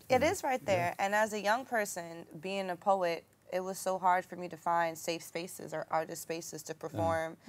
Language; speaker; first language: English; native; English